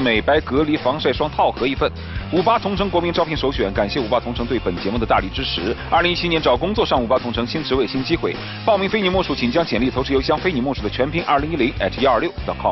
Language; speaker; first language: Chinese; native; Chinese